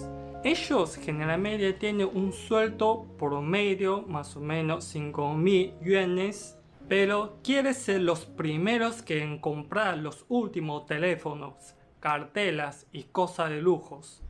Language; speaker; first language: Spanish; non-native, learner; Chinese